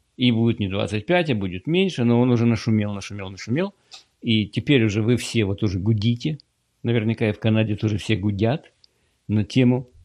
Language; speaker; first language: Russian; native; Russian